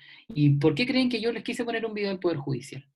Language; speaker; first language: Spanish; native; Spanish